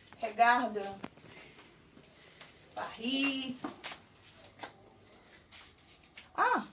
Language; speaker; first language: French; non-native, learner; Portuguese